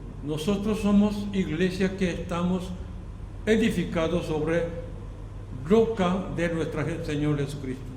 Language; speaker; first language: Spanish; non-native, learner; Korean